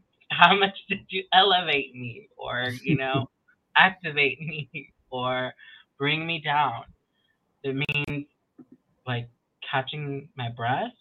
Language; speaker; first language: English; early bilingual, other home language; Spanish